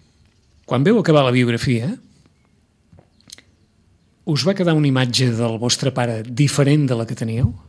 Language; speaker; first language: Catalan; native; Catalan